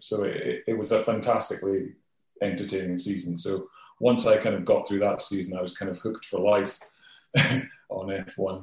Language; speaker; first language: English; native; English